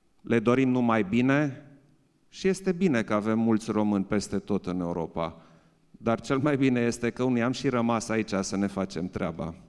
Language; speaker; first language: Romanian; non-native, local second language; German